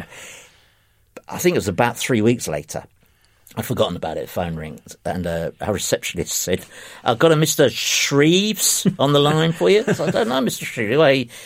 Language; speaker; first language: English; native; English